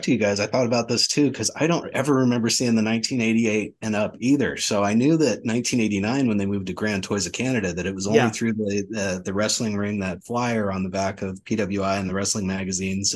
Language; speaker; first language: English; native; English